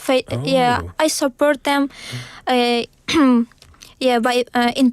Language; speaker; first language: English; non-native, learner; Uzbek